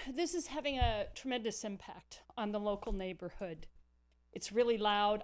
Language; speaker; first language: English; native; English